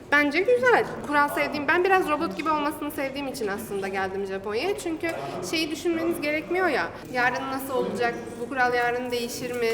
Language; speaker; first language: Turkish; native; Turkish